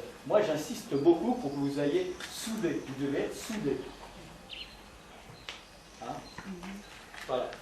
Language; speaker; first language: French; native; French